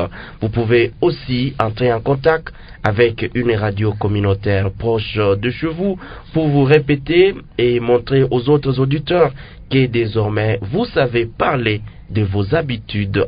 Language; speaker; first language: French; non-native, local second language; Lingala